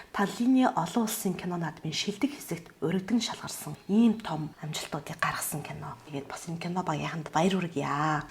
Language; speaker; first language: Mongolian; native; Mongolian